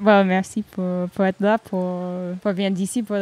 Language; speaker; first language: French; non-native, fluent; English